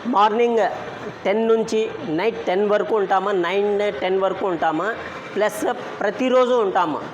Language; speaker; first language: Telugu; non-native, local second language; Urdu